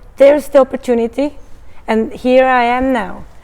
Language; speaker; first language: English; non-native, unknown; Estonian